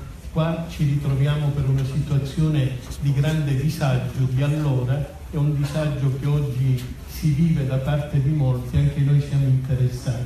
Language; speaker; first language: Italian; native; Italian